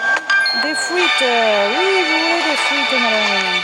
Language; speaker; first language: French; native; French